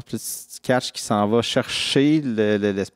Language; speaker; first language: French; native; French